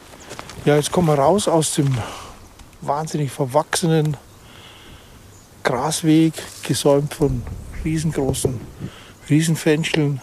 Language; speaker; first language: German; native; German